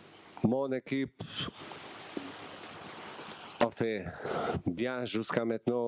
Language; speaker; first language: French; non-native, learner; Bosnian